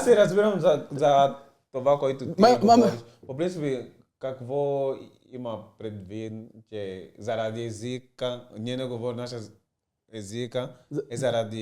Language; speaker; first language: Bulgarian; non-native, learner; Portuguese